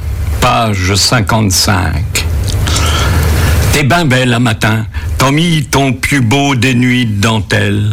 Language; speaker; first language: French; native; French